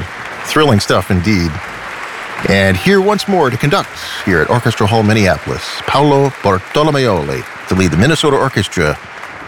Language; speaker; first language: English; native; English